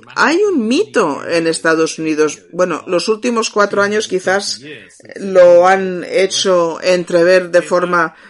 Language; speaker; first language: Spanish; non-native, fluent; English